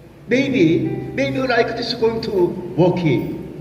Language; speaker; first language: English; non-native, learner; Korean